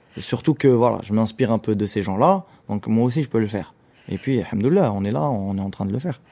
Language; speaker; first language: French; non-native, local second language; Arabic